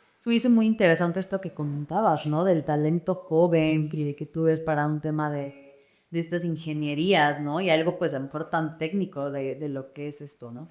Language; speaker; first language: Spanish; native; Spanish